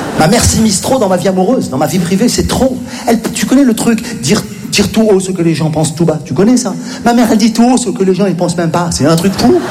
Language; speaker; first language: French; native; French